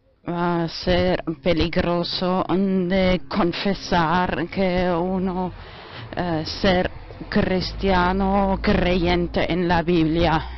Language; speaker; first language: Spanish; non-native, fluent; German